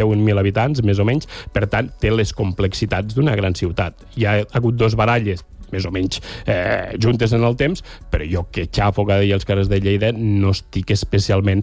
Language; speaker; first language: Catalan; native; Catalan